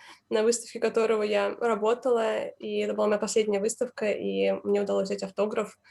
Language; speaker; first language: Russian; native; Russian